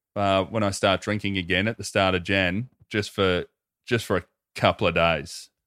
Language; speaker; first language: English; native; English